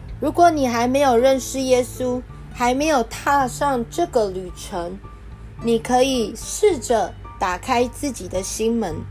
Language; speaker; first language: Chinese; native; Chinese